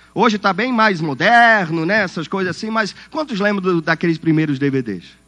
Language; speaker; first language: Portuguese; non-native, fluent; Swiss German